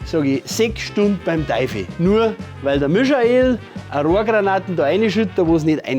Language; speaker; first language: German; native; German